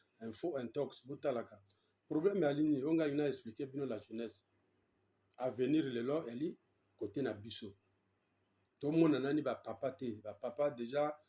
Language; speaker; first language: Lingala; non-native, local second language; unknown